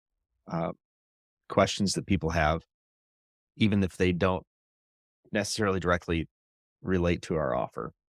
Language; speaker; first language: English; native; English